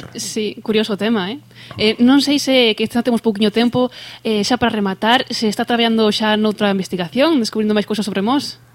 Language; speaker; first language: Galician; native; Galician